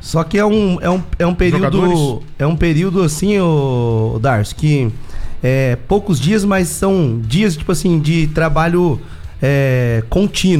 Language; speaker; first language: Portuguese; native; Portuguese